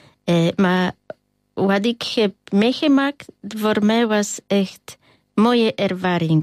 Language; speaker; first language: Dutch; non-native, learner; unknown